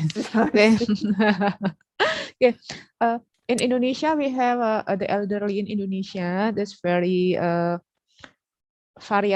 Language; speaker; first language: English; non-native, learner; Indonesian